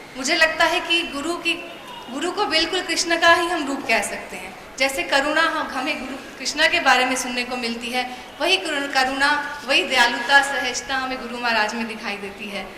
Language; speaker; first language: Hindi; native; Hindi